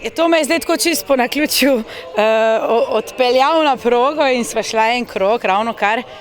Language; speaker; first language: Slovenian; native; Slovenian